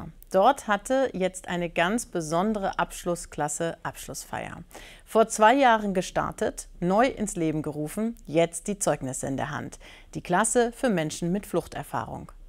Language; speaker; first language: German; native; German